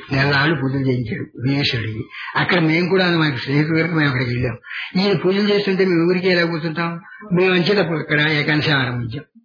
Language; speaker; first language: Telugu; native; Telugu